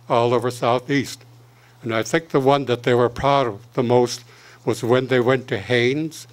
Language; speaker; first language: English; native; English